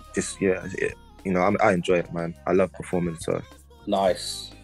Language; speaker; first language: English; native; English